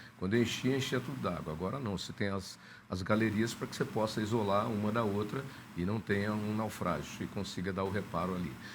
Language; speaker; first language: Portuguese; native; Portuguese